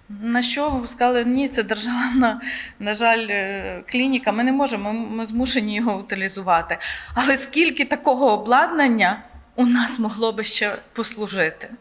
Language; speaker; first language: Ukrainian; native; Ukrainian